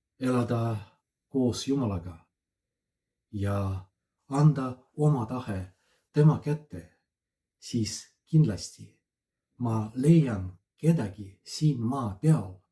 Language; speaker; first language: Estonian; non-native, fluent; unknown